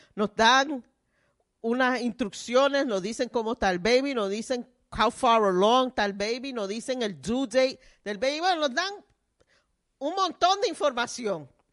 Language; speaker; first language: Spanish; early bilingual, heritage; Spanish